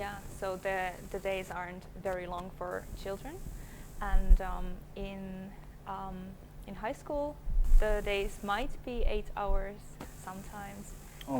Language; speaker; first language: English; non-native, fluent; Finnish